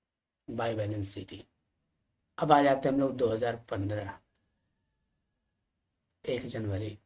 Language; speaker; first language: Hindi; native; Hindi